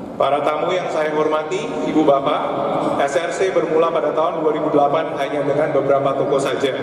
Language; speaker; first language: Indonesian; native; Indonesian